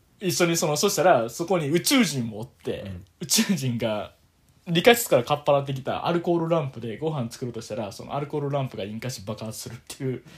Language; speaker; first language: Japanese; native; Japanese